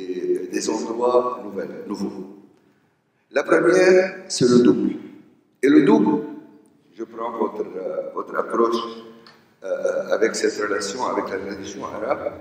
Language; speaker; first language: French; non-native, local second language; Arabic